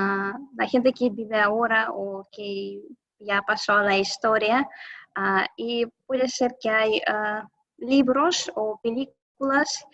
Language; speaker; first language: Spanish; non-native, fluent; Russian